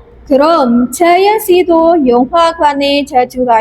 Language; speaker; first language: Korean; non-native, fluent; Indonesian